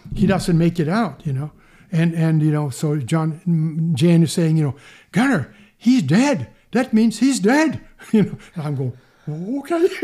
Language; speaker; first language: English; non-native, fluent; Swedish